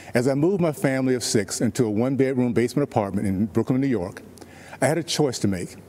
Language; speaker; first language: English; native; English